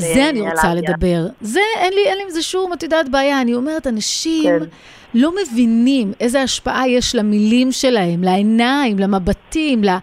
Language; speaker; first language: Hebrew; native; Hebrew